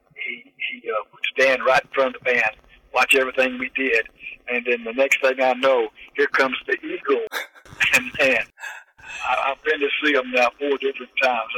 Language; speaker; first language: English; native; English